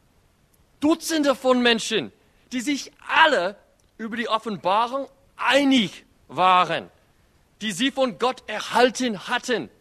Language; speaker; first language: German; non-native, fluent; English